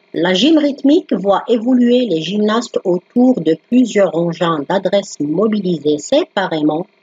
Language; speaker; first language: French; non-native, local second language; Arabic